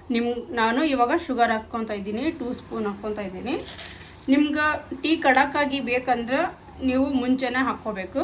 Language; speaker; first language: Kannada; native; Kannada